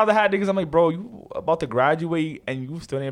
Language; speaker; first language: English; native; English